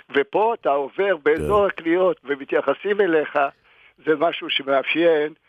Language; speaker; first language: Hebrew; native; Hebrew